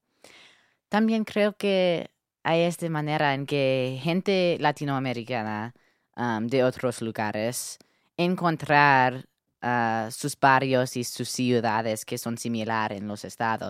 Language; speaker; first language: Spanish; non-native, learner; English